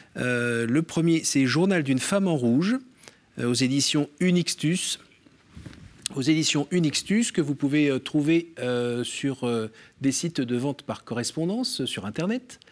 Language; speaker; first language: French; native; French